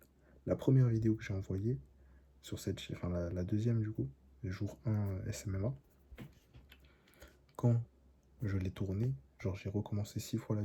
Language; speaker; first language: French; native; French